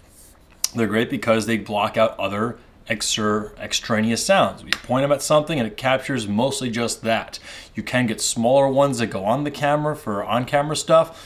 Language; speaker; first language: English; native; English